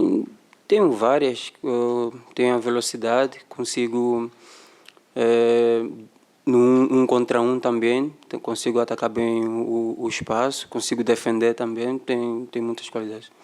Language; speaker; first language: Portuguese; non-native, fluent; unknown